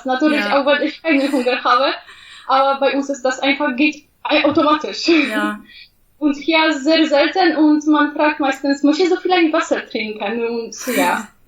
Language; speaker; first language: German; non-native, fluent; Polish